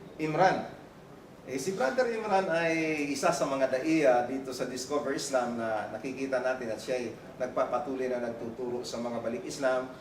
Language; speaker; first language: Filipino; native; Filipino